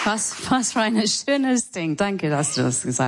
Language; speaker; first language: German; non-native, fluent; English